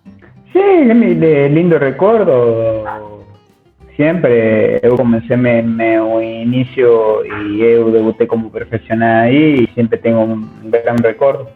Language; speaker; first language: Portuguese; non-native, learner; Spanish